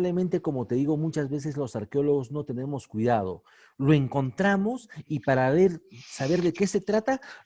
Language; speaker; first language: Spanish; native; Spanish